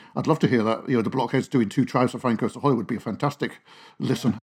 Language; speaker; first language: English; native; English